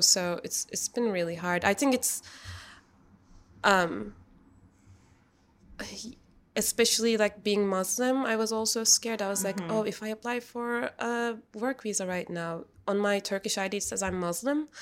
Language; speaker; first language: English; non-native, fluent; Turkish